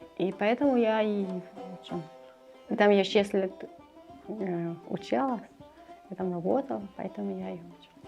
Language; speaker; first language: Russian; non-native, learner; Persian